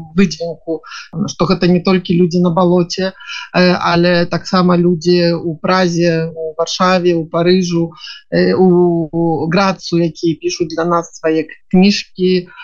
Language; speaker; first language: Belarusian; non-native, local second language; Russian